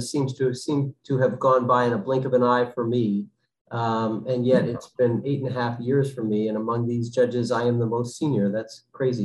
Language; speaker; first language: English; native; English